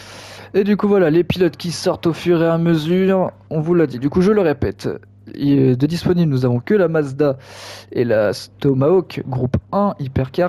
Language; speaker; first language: French; native; French